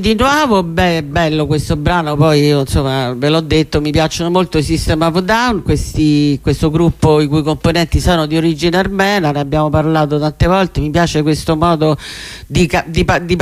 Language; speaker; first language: Italian; native; Italian